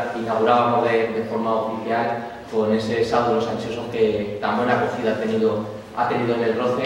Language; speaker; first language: Spanish; native; Spanish